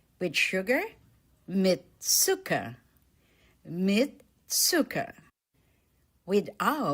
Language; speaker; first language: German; non-native, fluent; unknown